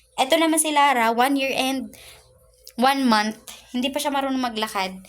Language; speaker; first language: Filipino; non-native, local second language; Cebuano